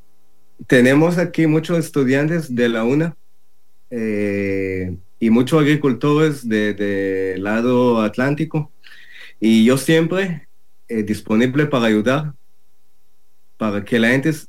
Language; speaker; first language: Spanish; non-native, learner; Hebrew